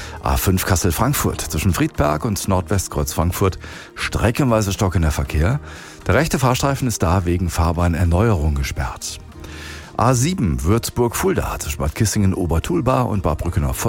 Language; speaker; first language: German; native; German